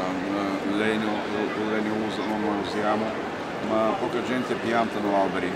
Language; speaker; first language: Italian; non-native, learner; Bulgarian